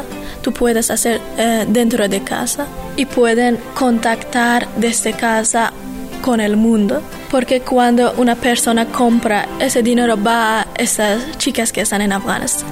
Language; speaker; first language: Spanish; non-native, learner; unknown